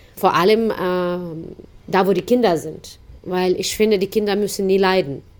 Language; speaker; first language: German; non-native, fluent; Ukrainian